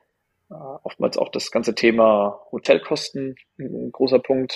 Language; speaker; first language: German; native; German